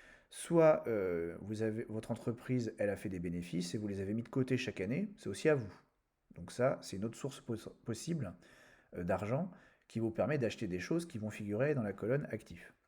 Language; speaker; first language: French; native; French